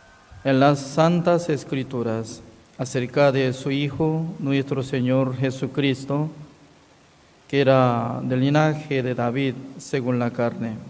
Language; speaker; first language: Spanish; non-native, fluent; Korean